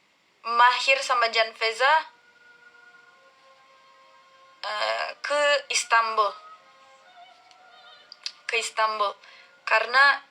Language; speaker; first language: Indonesian; non-native, learner; Turkish